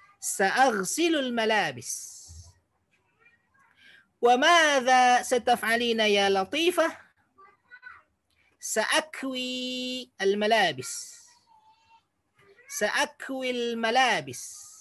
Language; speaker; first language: Arabic; non-native, fluent; Indonesian